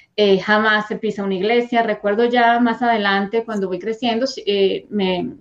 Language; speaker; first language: Spanish; native; Spanish